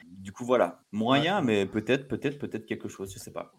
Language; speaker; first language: French; native; French